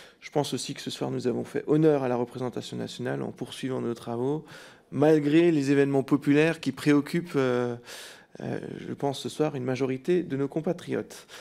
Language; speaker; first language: French; native; French